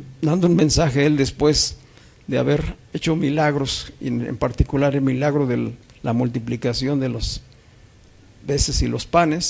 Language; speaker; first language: Spanish; native; Spanish